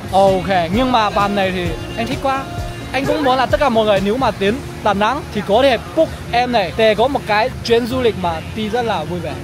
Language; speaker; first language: Vietnamese; non-native, learner; Chinese